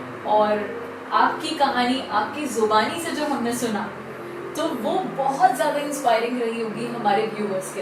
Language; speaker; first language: Hindi; native; Hindi